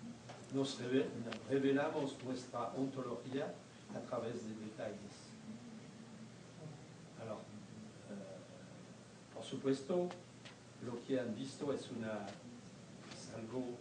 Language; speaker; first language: Spanish; non-native, fluent; French